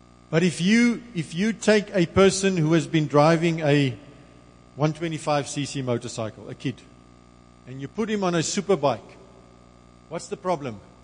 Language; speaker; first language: English; non-native, local second language; Afrikaans